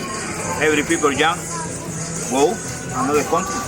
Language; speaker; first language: English; non-native, learner; Spanish